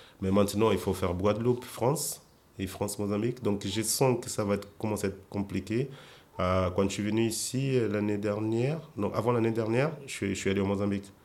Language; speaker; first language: French; non-native, fluent; Portuguese